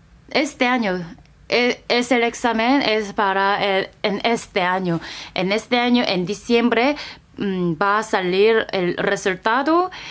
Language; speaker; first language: Spanish; non-native, learner; Korean